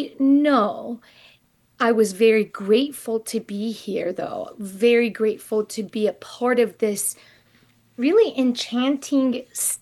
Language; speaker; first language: English; non-native, fluent; Persian